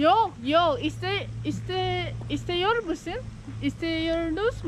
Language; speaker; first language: Turkish; non-native, learner; Nepali